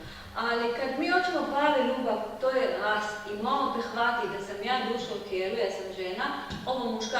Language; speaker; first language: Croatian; non-native, learner; Hebrew